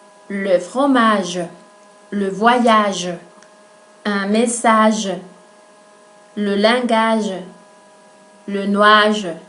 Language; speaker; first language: French; non-native, fluent; Spanish